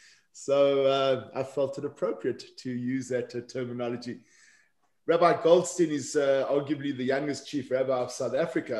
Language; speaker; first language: English; native; English